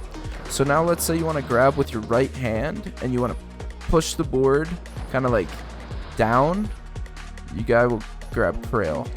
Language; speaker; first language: English; native; English